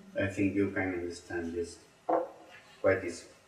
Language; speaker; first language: English; non-native, learner; Spanish